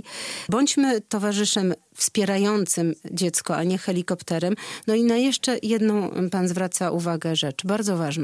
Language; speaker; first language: Polish; native; Polish